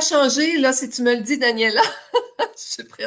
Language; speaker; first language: French; native; French